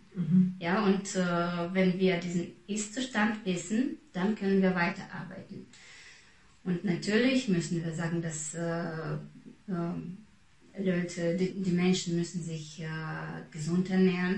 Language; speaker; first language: German; non-native, fluent; Russian